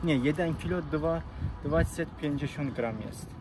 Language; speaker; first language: Polish; non-native, learner; Turkish